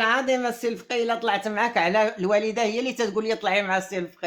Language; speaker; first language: Arabic; native; Arabic